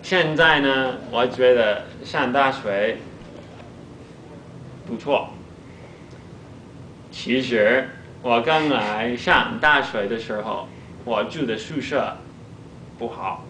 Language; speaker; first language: Chinese; non-native, learner; English